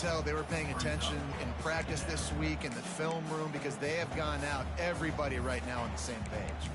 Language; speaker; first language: English; native; English